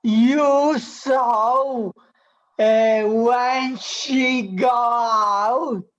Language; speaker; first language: English; non-native, learner; Italian